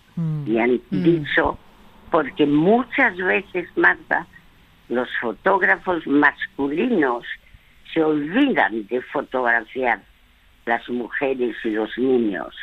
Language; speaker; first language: Spanish; early bilingual, other home language; French